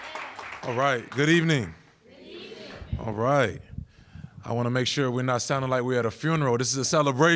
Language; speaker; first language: English; native; English